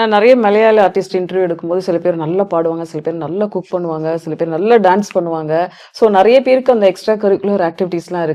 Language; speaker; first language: Tamil; native; Tamil